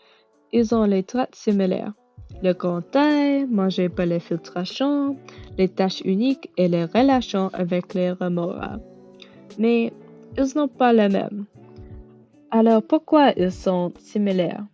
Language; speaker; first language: French; non-native, learner; English